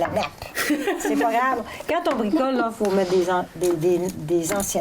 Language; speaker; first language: French; native; French